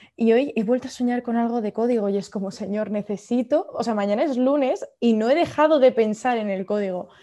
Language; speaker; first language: Spanish; native; Spanish